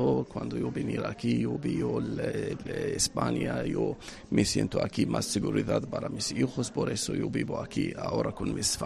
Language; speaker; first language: Spanish; non-native, learner; Arabic